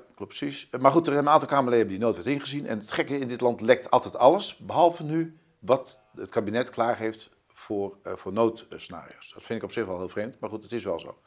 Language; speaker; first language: Dutch; native; Dutch